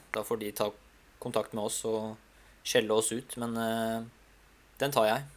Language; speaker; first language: Norwegian; non-native, fluent; Hungarian